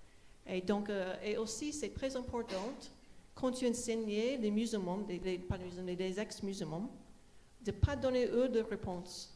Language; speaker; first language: French; non-native, fluent; English